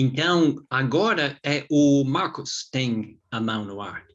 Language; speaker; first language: Portuguese; non-native, fluent; English